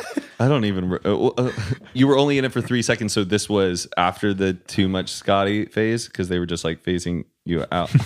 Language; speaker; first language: English; native; English